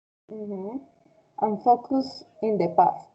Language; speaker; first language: English; non-native, fluent; Spanish